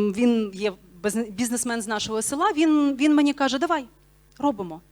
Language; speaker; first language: Ukrainian; non-native, local second language; Bulgarian